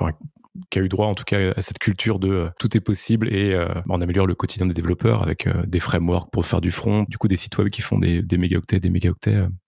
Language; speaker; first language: French; native; French